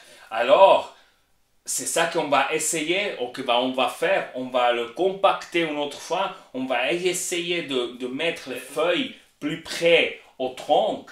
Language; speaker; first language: French; non-native, learner; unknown